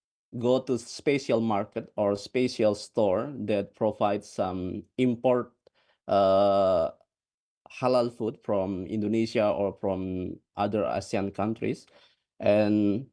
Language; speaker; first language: English; non-native, fluent; Indonesian